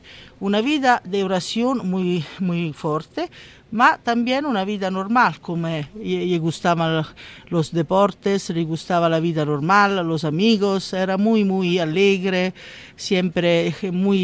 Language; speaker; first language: Spanish; non-native, learner; Italian